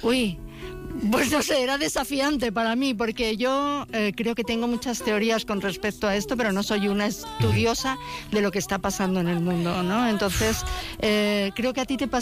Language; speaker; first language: Spanish; native; Spanish